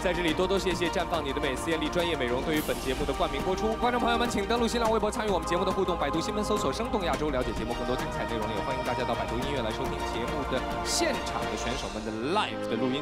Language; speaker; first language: Chinese; native; Chinese